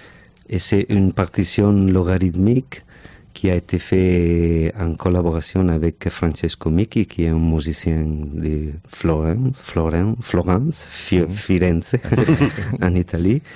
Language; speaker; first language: French; non-native, fluent; Catalan